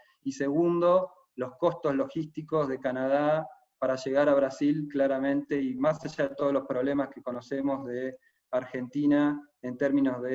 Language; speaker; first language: Spanish; native; Spanish